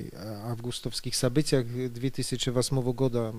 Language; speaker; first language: Russian; non-native, fluent; Polish